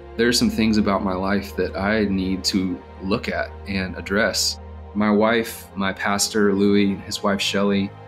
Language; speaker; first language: English; native; English